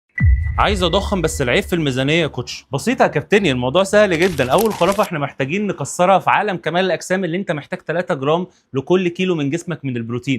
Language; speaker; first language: Arabic; native; Arabic